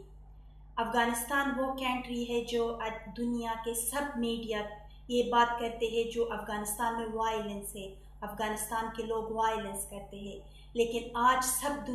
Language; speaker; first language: Hindi; non-native, fluent; Persian